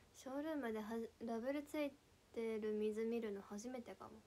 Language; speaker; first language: Japanese; native; Japanese